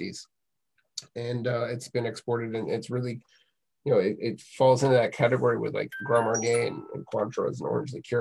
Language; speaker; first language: English; native; English